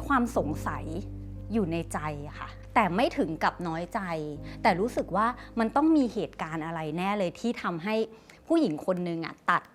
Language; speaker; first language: Thai; native; Thai